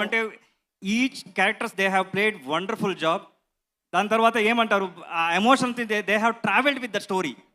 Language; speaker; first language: Telugu; non-native, learner; Kannada